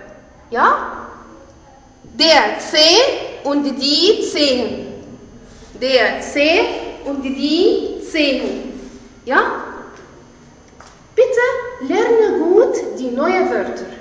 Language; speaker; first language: German; non-native, fluent; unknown